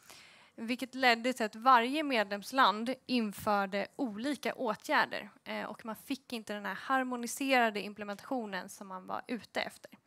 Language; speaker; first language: Swedish; native; Swedish